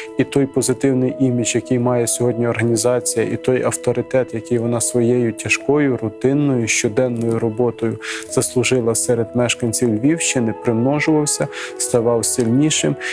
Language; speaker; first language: Ukrainian; native; Ukrainian